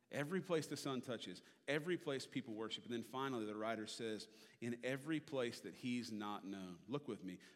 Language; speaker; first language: English; native; English